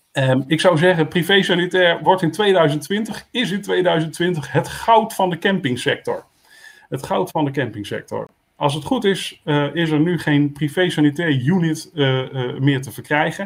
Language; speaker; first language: Dutch; native; Dutch